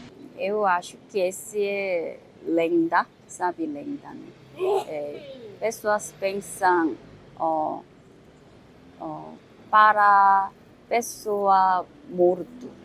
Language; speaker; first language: Portuguese; non-native, learner; Korean